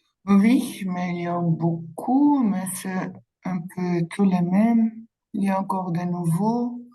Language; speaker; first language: French; non-native, local second language; Dutch